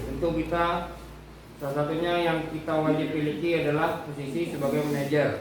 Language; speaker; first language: Indonesian; native; Indonesian